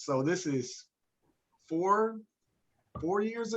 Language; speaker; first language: English; native; English